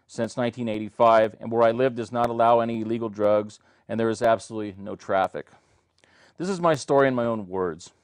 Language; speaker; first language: English; native; English